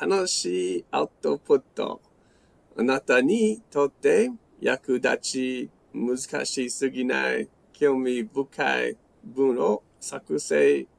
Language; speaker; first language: Japanese; non-native, learner; English